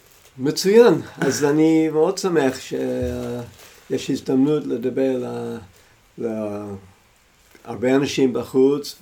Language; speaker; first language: Hebrew; non-native, fluent; English